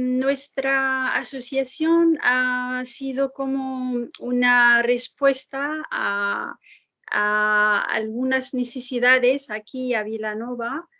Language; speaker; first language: Spanish; non-native, fluent; Arabic